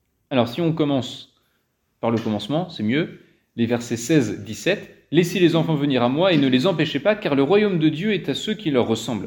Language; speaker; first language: French; native; French